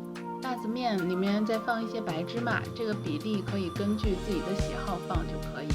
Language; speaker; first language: Chinese; native; Chinese